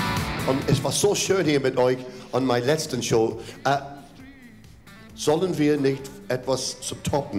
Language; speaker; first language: German; non-native, fluent; English